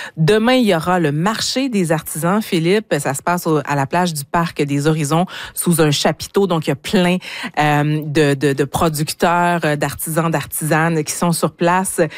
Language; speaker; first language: French; native; French